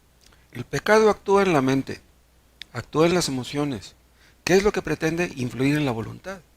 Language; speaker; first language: Spanish; native; Spanish